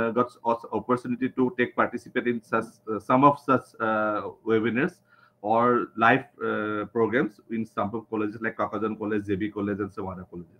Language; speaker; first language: English; non-native, local second language; Assamese